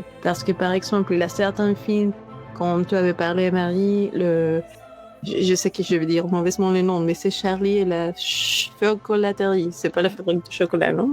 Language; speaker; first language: French; non-native, fluent; Spanish